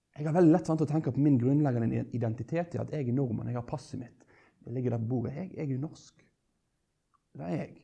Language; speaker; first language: Norwegian; native; Norwegian